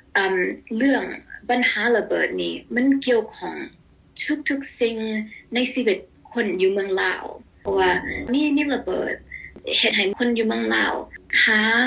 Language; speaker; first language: Lao; early bilingual, heritage; Lao